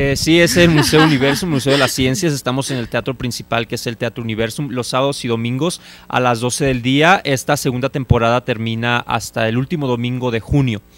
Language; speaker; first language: Spanish; native; Spanish